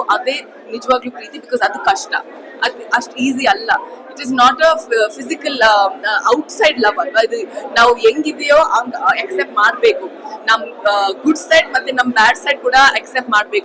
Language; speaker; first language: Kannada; non-native, fluent; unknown